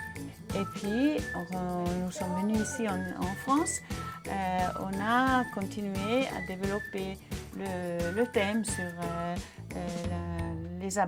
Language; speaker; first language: French; non-native, fluent; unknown